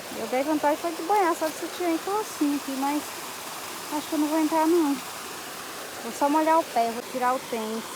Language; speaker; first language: Portuguese; native; Portuguese